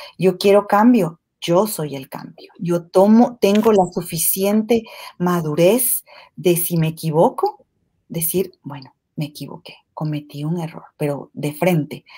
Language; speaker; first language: Spanish; native; Spanish